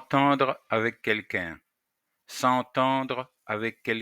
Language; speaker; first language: French; non-native, fluent; Russian